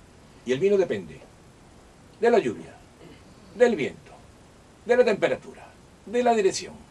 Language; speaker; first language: Spanish; native; Spanish